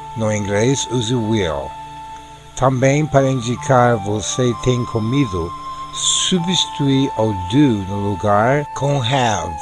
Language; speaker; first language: Portuguese; non-native, fluent; English